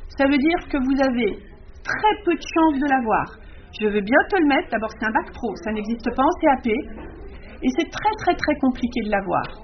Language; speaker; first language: French; native; French